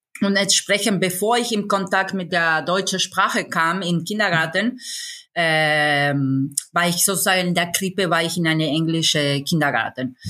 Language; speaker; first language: German; non-native, fluent; Spanish